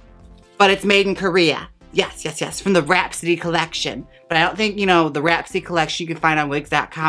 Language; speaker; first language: English; native; English